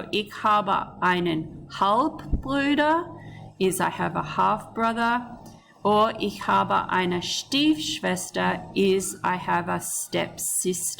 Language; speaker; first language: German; non-native, fluent; English